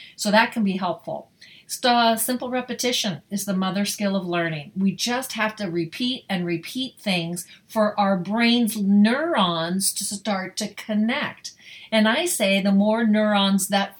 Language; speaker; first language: English; native; English